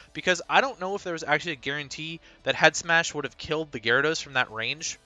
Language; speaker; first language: English; native; English